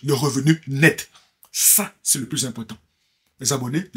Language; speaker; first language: French; native; French